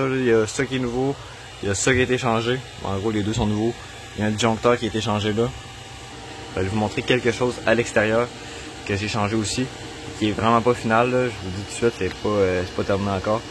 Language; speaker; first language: French; native; French